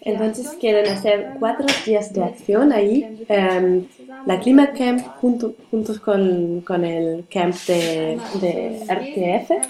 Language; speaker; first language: Spanish; non-native, learner; German